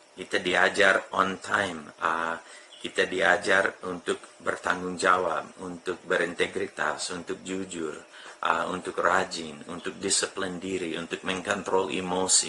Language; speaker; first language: Indonesian; non-native, fluent; English